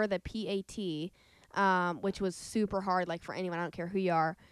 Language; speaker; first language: English; native; English